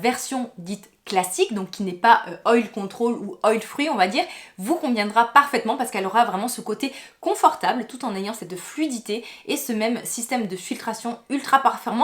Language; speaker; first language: French; native; French